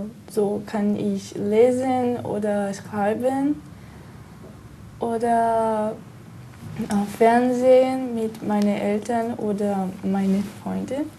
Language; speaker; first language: German; non-native, learner; Portuguese